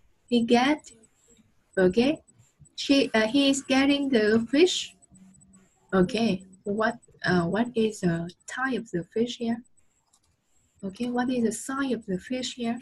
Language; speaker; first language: English; non-native, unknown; Vietnamese